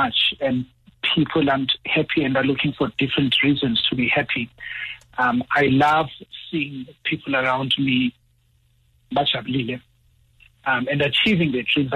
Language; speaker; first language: English; non-native, local second language; Zulu